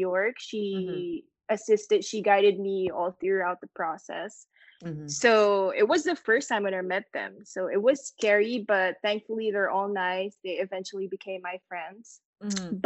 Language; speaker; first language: English; non-native, local second language; Filipino